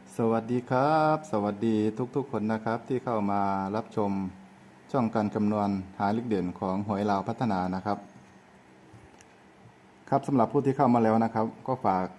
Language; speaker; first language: Thai; native; Thai